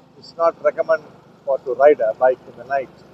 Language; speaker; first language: English; non-native, local second language; Tamil